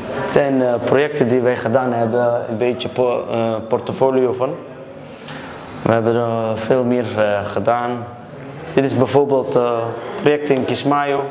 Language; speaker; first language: Dutch; early bilingual, other home language; Somali